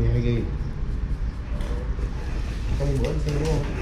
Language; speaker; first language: Vietnamese; native; Vietnamese